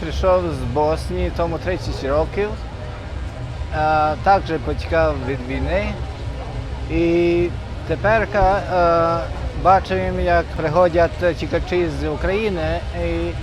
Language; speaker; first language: Ukrainian; non-native, learner; Bosnian